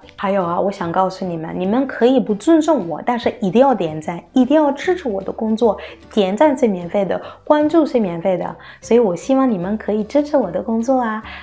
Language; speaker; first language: Chinese; non-native, fluent; French